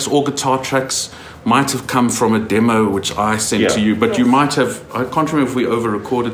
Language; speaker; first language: English; native; English